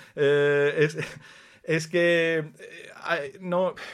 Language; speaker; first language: Spanish; early bilingual, other home language; Swedish